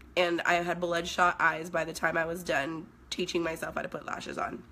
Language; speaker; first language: English; non-native, fluent; Swedish